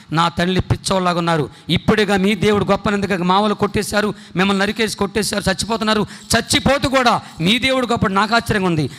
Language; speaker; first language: Telugu; non-native, local second language; Koya